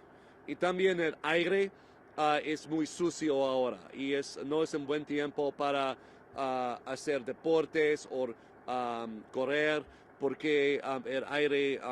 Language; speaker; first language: Spanish; non-native, learner; English